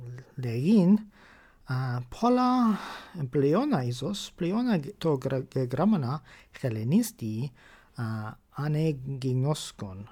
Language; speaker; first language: Greek; non-native, fluent; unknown